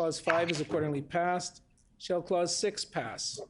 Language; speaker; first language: English; native; English